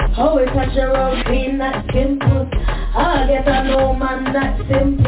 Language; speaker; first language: English; non-native, fluent; Italian